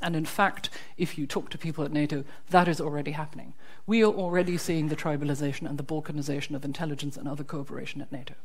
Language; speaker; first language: English; non-native, fluent; German